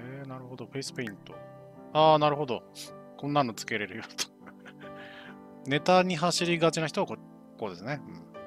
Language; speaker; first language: Japanese; native; Japanese